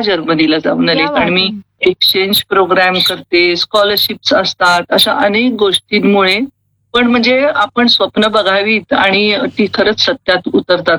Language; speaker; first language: Marathi; non-native, local second language; Kannada